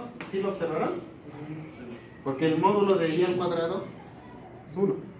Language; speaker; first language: Spanish; native; Spanish